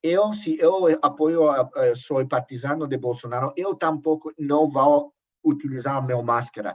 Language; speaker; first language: Portuguese; non-native, learner; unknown